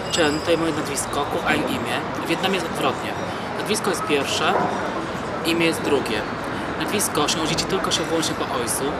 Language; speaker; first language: Polish; early bilingual, other home language; Vietnamese